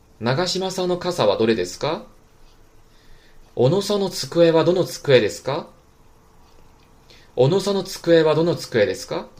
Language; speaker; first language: Japanese; non-native, fluent; Chinese